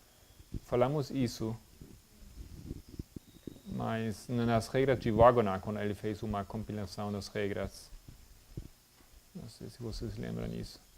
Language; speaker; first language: Portuguese; non-native, fluent; German